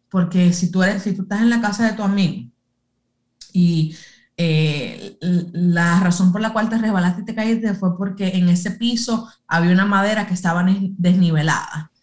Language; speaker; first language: Spanish; early bilingual, heritage; Spanish